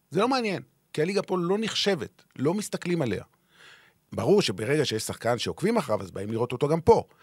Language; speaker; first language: Hebrew; native; Hebrew